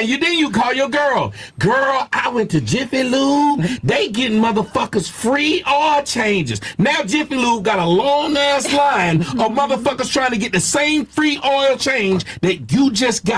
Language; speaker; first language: English; native; English